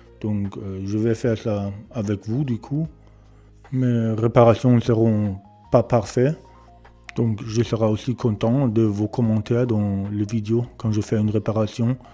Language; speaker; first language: French; non-native, learner; German